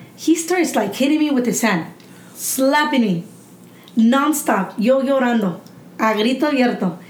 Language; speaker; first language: English; early bilingual, other home language; Spanish